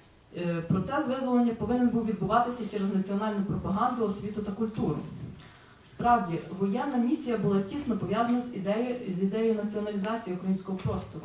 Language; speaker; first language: Ukrainian; native; Ukrainian